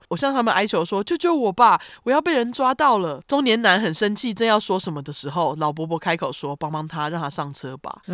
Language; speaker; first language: Chinese; native; Chinese